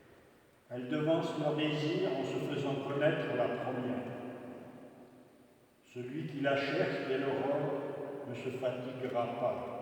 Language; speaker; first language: French; native; French